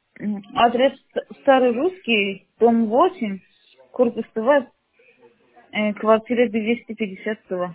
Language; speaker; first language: Russian; non-native, learner; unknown